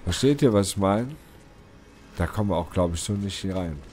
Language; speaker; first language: German; native; German